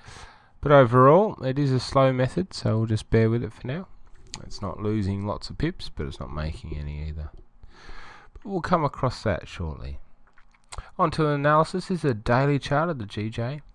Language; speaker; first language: English; native; English